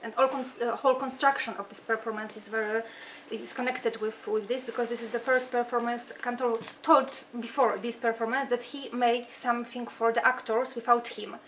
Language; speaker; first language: English; non-native, fluent; Polish